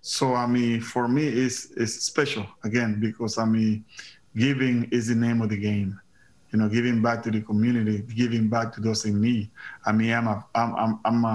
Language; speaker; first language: English; non-native, fluent; Spanish